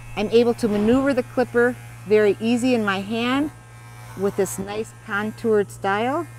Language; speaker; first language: English; native; English